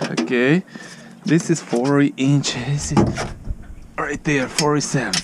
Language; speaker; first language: English; non-native, learner; Ukrainian